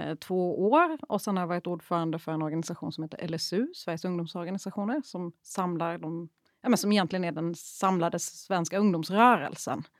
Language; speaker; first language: Swedish; early bilingual, other home language; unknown